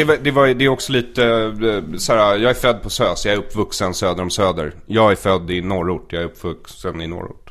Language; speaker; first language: Swedish; native; Swedish